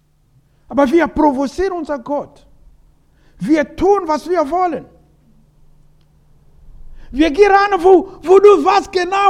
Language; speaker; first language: German; non-native, learner; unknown